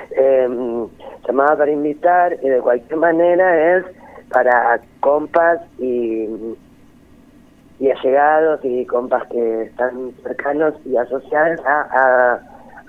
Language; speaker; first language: Spanish; native; Spanish